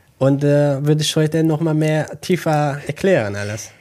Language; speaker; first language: German; non-native, learner; Kurdish